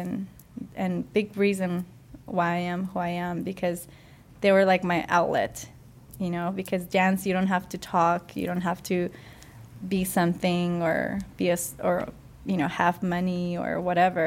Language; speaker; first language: English; early bilingual, other home language; Spanish